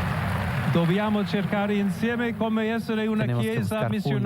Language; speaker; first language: Italian; non-native, fluent; English